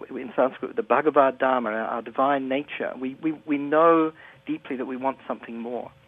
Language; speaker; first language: English; native; English